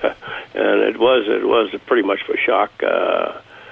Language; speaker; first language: English; native; English